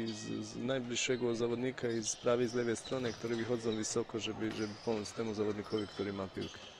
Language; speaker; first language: Polish; non-native, fluent; Bosnian